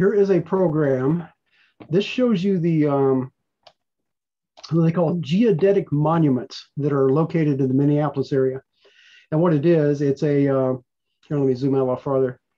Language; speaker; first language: English; native; English